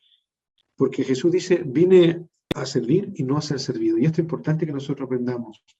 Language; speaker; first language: Spanish; native; Spanish